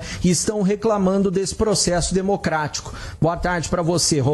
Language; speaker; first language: Portuguese; native; Portuguese